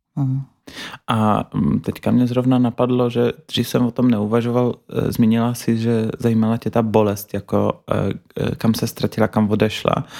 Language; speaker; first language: Czech; non-native, fluent; Polish